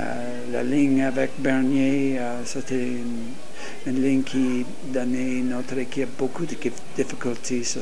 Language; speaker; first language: French; non-native, learner; English